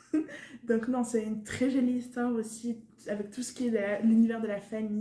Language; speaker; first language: French; native; French